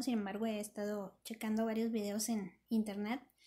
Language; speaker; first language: Spanish; native; Spanish